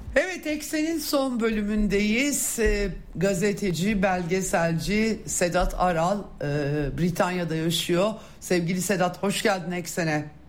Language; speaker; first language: Turkish; native; Turkish